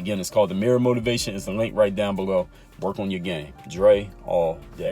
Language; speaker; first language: English; native; English